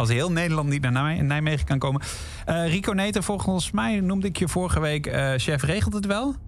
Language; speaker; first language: Dutch; native; Dutch